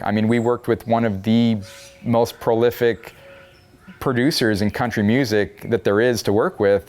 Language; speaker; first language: English; native; English